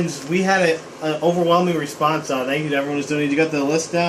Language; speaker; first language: English; native; English